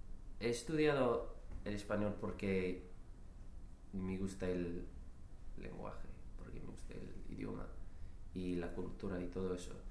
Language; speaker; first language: Spanish; non-native, fluent; English